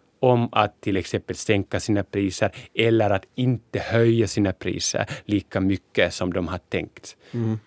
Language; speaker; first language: Swedish; non-native, local second language; Finnish